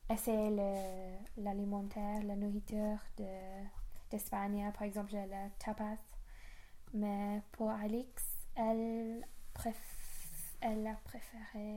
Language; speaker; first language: French; non-native, learner; English